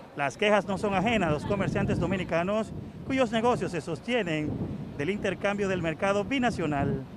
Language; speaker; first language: Spanish; native; Spanish